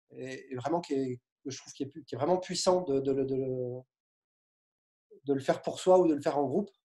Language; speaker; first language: French; native; French